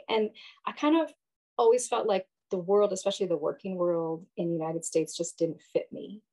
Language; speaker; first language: English; early bilingual, other home language; Yoruba